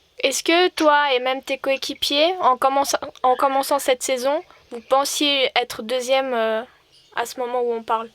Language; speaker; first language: French; native; French